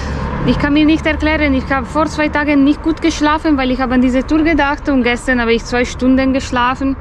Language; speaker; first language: German; non-native, fluent; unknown